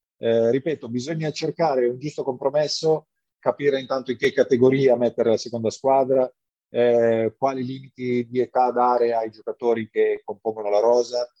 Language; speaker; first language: Italian; native; Italian